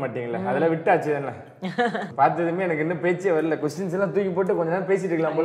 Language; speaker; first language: Tamil; native; Tamil